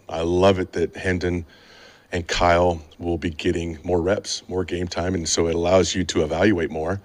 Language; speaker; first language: English; native; English